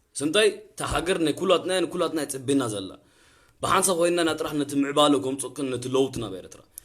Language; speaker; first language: Tigrinya; early bilingual, heritage; Tigrinya